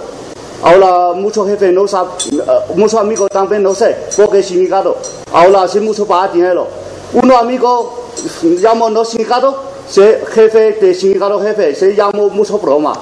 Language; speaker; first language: Spanish; non-native, learner; Chinese